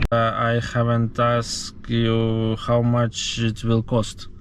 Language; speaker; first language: English; non-native, learner; Ukrainian